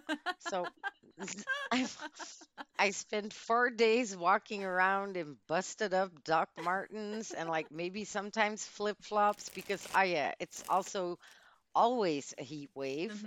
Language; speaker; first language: English; non-native, fluent; Dutch